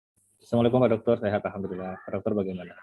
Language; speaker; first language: Indonesian; native; Indonesian